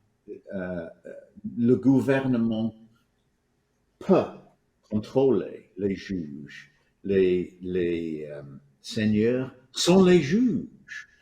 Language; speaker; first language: French; non-native, fluent; English